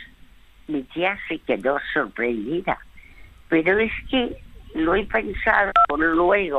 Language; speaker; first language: Spanish; early bilingual, other home language; French